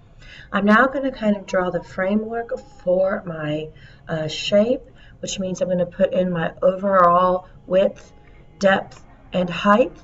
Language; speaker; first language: English; native; English